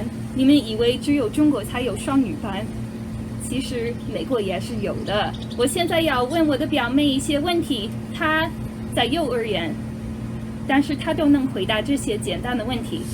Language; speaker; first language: Chinese; non-native, fluent; English